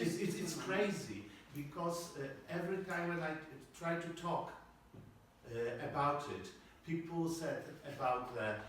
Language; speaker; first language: English; non-native, learner; Polish